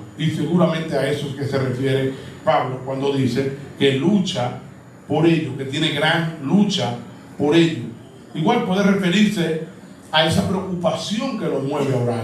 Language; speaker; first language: Spanish; native; Spanish